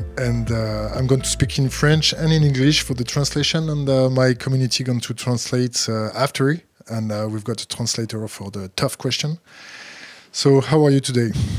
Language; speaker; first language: English; non-native, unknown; French